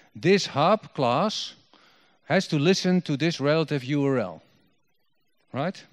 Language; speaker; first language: English; non-native, fluent; Dutch